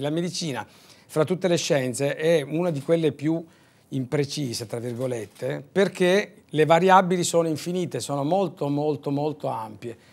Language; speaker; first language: Italian; native; Italian